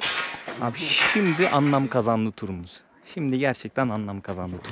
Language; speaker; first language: Turkish; native; Turkish